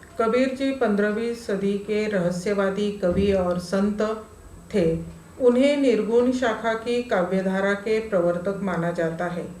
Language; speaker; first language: Hindi; non-native, local second language; Marathi